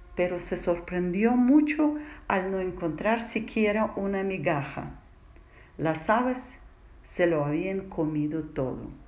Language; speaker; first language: Spanish; non-native, fluent; Russian